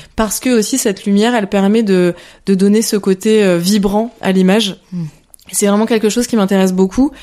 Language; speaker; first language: French; native; French